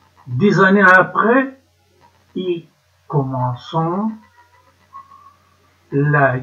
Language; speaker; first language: French; non-native, learner; Ukrainian